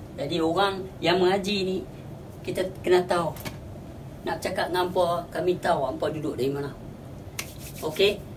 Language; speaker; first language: Malay; native; Malay